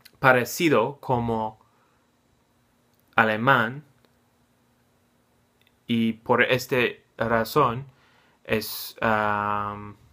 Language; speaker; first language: Spanish; non-native, learner; English